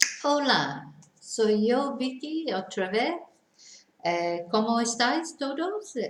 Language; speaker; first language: Spanish; non-native, fluent; English